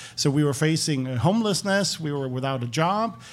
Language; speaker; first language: English; non-native, fluent; Danish